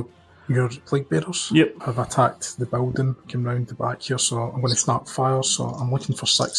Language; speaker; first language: English; native; English